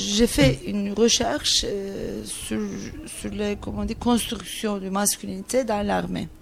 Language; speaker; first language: French; non-native, learner; Turkish